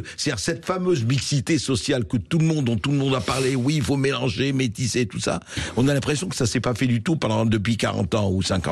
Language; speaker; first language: French; native; French